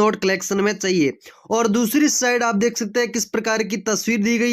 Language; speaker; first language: Hindi; native; Hindi